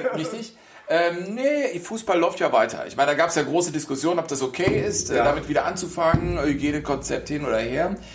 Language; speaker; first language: German; native; German